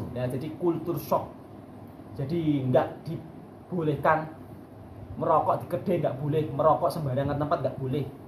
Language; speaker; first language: Indonesian; native; Indonesian